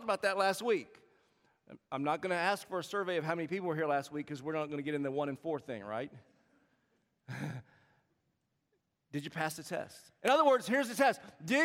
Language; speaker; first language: English; native; English